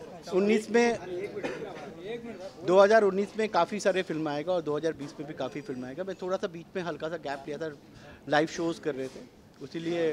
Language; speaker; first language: Hindi; non-native, local second language; Bangla